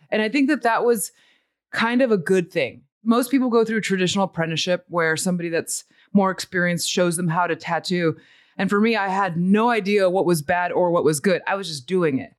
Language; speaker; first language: English; early bilingual, other home language; Spanish